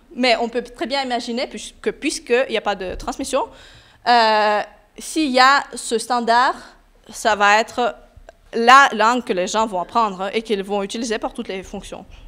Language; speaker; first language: French; non-native, fluent; Russian